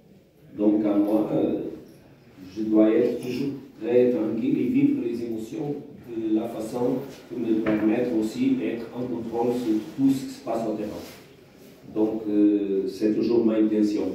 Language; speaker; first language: French; non-native, fluent; Portuguese